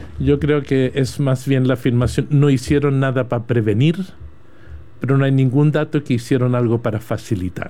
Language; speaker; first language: Spanish; early bilingual, heritage; Spanish